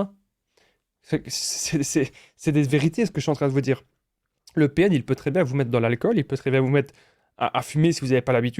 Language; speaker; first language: French; native; French